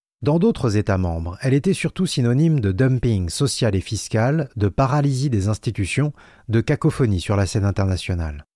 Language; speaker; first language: French; native; French